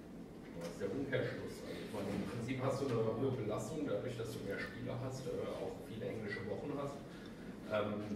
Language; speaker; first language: German; native; German